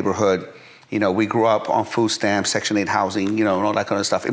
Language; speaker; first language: English; early bilingual, other home language; Persian